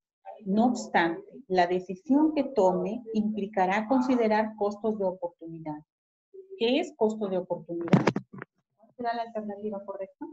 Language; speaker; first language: Spanish; native; Spanish